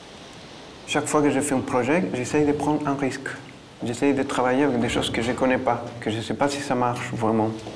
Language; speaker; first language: French; non-native, fluent; Spanish